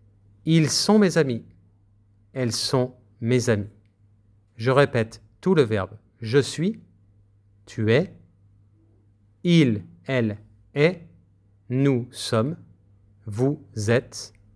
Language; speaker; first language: French; non-native, fluent; Spanish